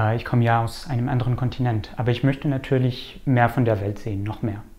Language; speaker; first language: German; non-native, fluent; French